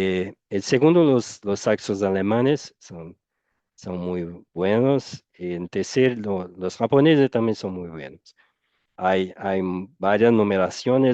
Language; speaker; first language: Spanish; non-native, fluent; Portuguese